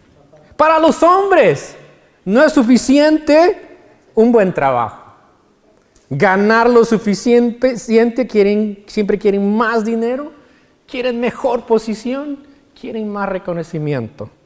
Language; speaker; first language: Spanish; native; Spanish